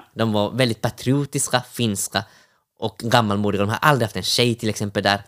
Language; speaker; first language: Swedish; early bilingual, other home language; Finnish